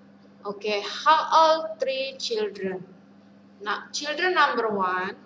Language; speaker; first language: English; non-native, learner; Indonesian